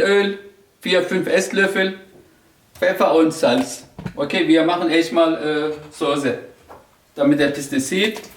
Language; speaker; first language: German; non-native, local second language; Turkish